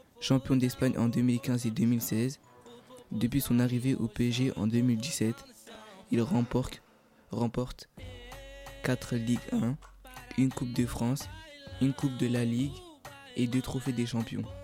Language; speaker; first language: French; native; French